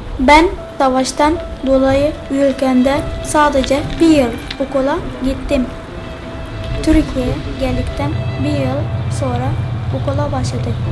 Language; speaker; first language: Turkish; early bilingual, other home language; Arabic